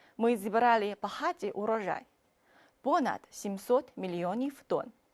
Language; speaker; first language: Ukrainian; non-native, fluent; Chinese